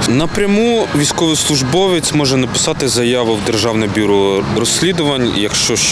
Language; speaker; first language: Ukrainian; native; Ukrainian